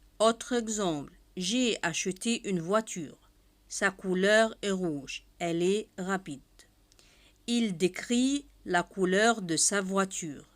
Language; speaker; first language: French; non-native, fluent; Arabic